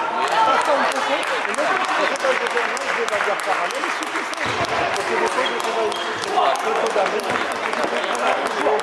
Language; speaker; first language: Portuguese; non-native, fluent; French